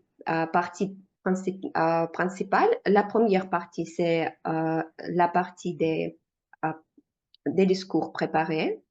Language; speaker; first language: French; non-native, fluent; Russian